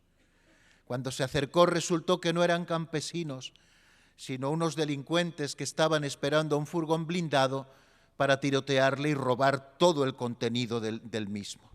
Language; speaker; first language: Spanish; native; Spanish